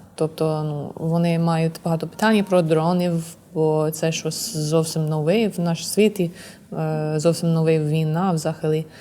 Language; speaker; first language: Ukrainian; non-native, learner; English